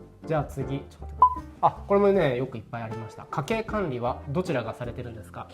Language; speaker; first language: Japanese; native; Japanese